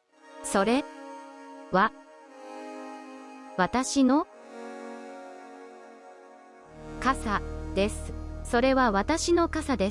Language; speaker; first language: Japanese; non-native, learner; English